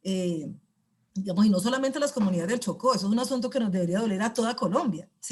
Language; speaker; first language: Spanish; native; Spanish